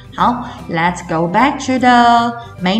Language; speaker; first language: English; non-native, fluent; Chinese